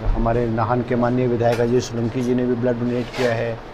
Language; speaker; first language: Hindi; native; Hindi